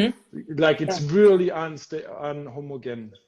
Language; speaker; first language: English; non-native, fluent; German